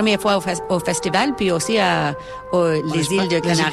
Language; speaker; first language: French; non-native, local second language; English